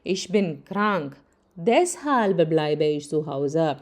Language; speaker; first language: German; non-native, learner; Malayalam